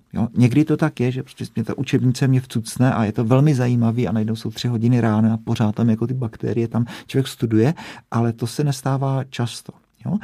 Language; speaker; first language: Czech; native; Czech